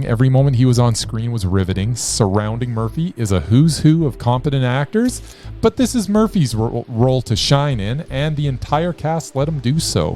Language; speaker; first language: English; native; English